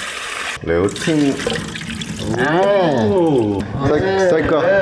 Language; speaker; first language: Thai; non-native, learner; Korean